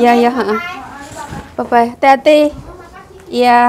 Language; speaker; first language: Indonesian; non-native, local second language; Javanese